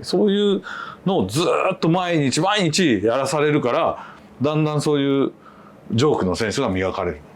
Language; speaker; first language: Japanese; native; Japanese